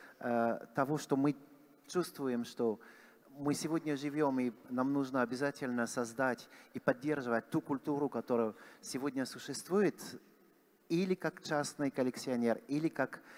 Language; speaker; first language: Russian; non-native, fluent; French